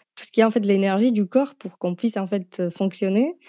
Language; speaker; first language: French; non-native, fluent; Slovak